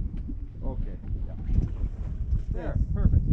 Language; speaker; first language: English; native; English